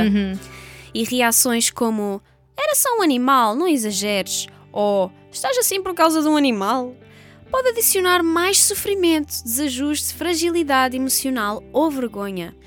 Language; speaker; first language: Portuguese; native; Portuguese